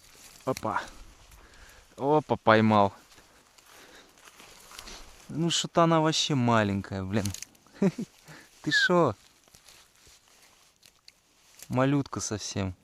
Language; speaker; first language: Russian; native; Russian